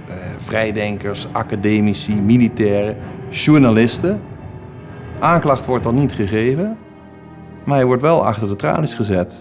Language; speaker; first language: Dutch; native; Dutch